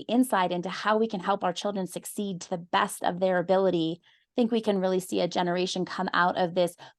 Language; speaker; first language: English; native; English